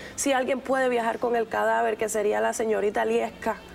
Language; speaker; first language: Spanish; native; Spanish